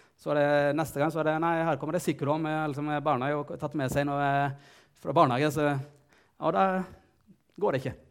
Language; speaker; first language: Norwegian; non-native, fluent; Tigrinya